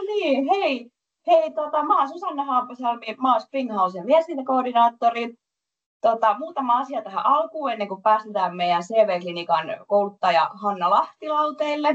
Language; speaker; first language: Finnish; native; Finnish